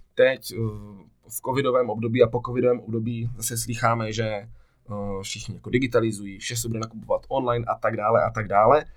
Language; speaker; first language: Czech; native; Czech